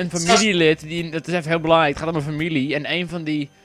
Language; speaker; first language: Dutch; native; Dutch